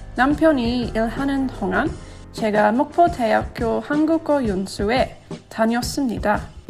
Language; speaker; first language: Korean; non-native, learner; English